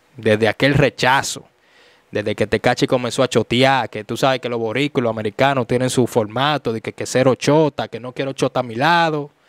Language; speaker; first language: Spanish; native; Spanish